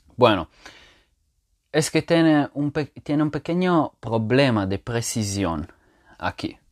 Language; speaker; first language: Spanish; non-native, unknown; French